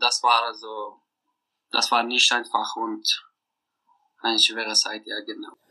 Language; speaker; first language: German; non-native, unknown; Persian